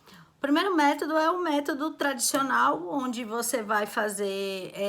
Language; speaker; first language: Portuguese; native; Portuguese